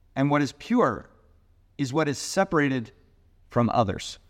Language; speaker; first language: English; native; English